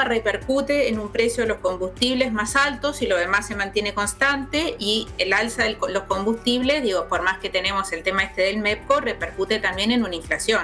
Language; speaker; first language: Spanish; native; Spanish